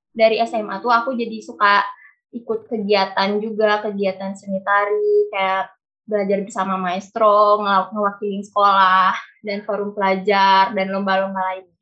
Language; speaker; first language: Indonesian; native; Indonesian